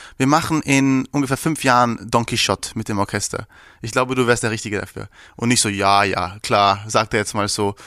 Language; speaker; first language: German; early bilingual, other home language; Persian